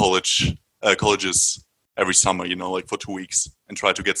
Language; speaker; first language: English; non-native, fluent; German